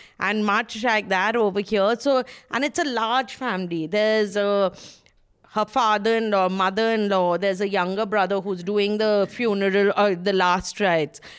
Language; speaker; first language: English; native; English